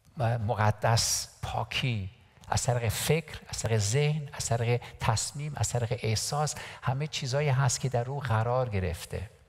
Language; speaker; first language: Persian; non-native, local second language; Armenian